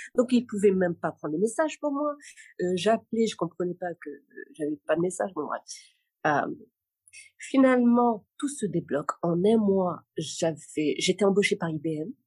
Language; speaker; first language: French; non-native, local second language; Arabic